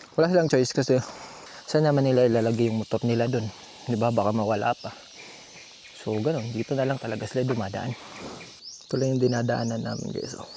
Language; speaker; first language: Filipino; non-native, local second language; Cebuano